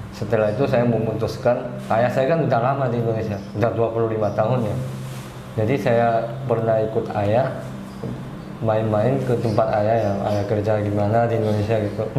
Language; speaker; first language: Indonesian; non-native, fluent; Korean